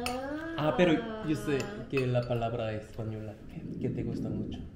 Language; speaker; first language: Spanish; non-native, learner; Korean